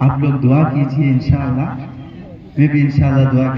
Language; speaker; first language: Hindi; non-native, local second language; Malayalam